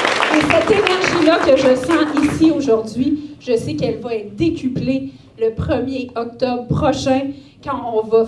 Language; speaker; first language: French; native; French